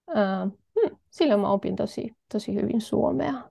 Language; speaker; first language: Finnish; non-native, fluent; Polish